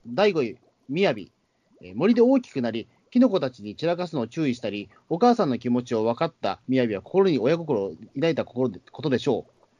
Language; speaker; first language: Japanese; native; Japanese